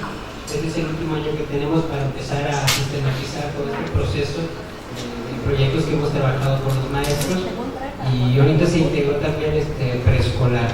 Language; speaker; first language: Spanish; non-native, local second language; Tzotzil